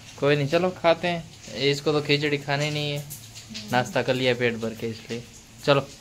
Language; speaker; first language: Hindi; non-native, local second language; Gujarati